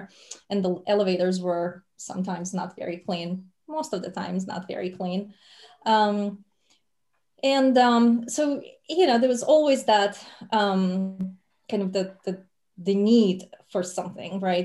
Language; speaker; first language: English; non-native, fluent; Russian